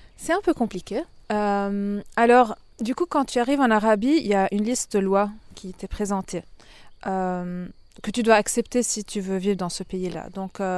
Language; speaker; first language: French; non-native, fluent; Arabic